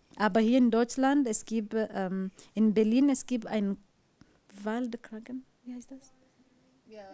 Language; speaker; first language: German; non-native, learner; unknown